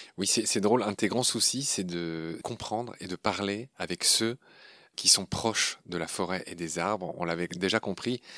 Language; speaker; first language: French; native; French